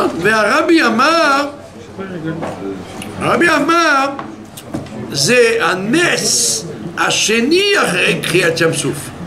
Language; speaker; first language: Hebrew; non-native, fluent; French